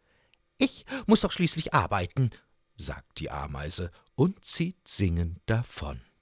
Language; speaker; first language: German; native; German